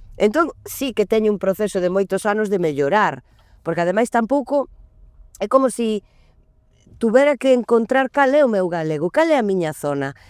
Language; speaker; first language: Galician; non-native, local second language; Spanish